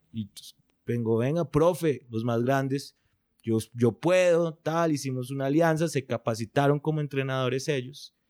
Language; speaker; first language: Spanish; native; Spanish